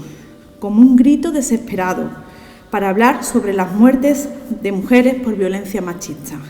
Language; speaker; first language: Spanish; native; Spanish